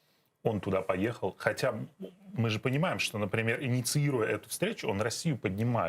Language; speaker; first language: Russian; native; Russian